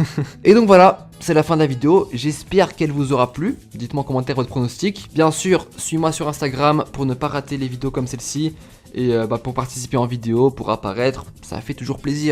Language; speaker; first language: French; native; French